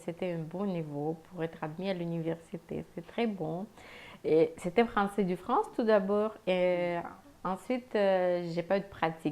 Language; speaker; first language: French; non-native, fluent; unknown